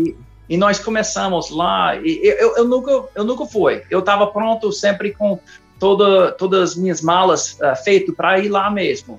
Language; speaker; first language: Portuguese; non-native, fluent; English